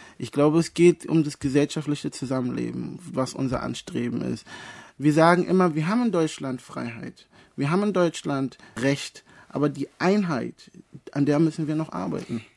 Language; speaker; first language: German; early bilingual, other home language; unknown